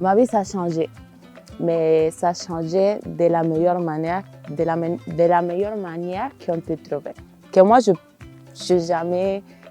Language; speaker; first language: French; non-native, fluent; Spanish